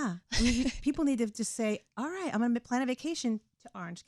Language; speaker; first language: English; native; English